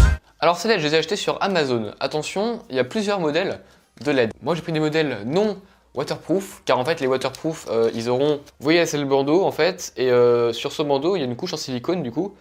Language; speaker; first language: French; native; French